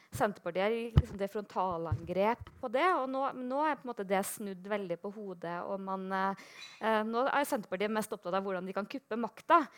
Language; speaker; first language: Norwegian; native; Norwegian